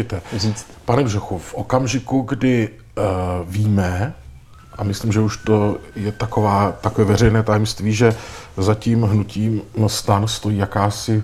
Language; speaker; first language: Czech; native; Czech